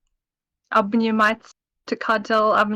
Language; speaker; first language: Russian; native; Russian